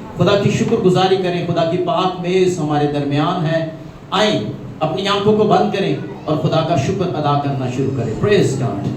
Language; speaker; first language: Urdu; non-native, local second language; Punjabi